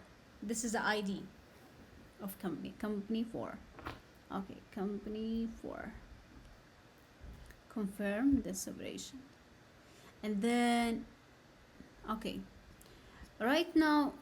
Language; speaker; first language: English; non-native, learner; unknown